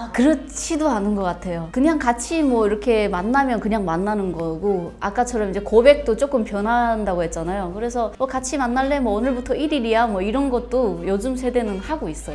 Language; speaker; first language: Korean; native; Korean